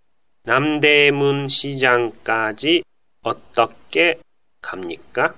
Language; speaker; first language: Korean; non-native, fluent; Japanese